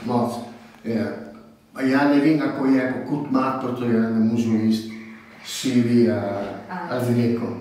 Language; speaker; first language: Czech; non-native, learner; Italian